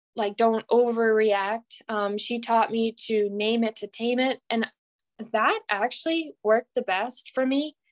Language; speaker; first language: English; native; English